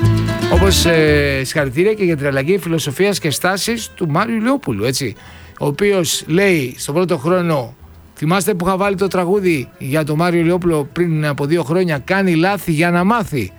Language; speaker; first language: Greek; native; Greek